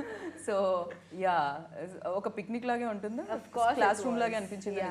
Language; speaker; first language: Telugu; native; Telugu